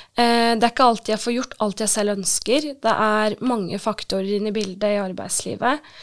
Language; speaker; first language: Norwegian; early bilingual, other home language; Turkish